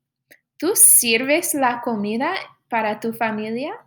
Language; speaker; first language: Spanish; non-native, fluent; English